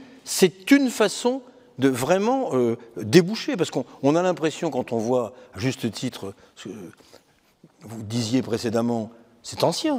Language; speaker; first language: French; native; French